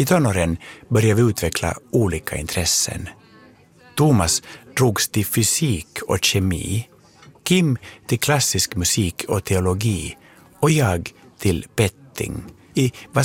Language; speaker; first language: Swedish; native; Swedish